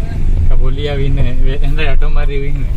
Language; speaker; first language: Gujarati; non-native, local second language; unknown